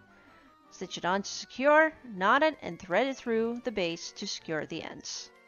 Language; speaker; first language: English; native; English